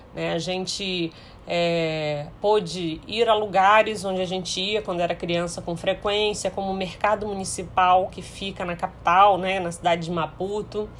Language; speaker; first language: Portuguese; early bilingual, heritage; Portuguese